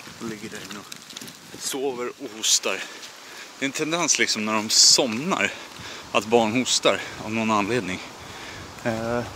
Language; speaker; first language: Swedish; native; Swedish